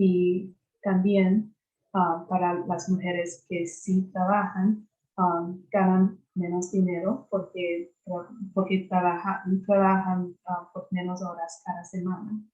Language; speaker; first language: Spanish; non-native, fluent; English